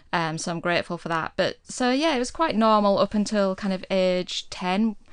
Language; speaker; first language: English; native; English